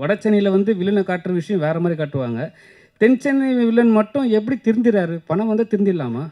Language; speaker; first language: Tamil; native; Tamil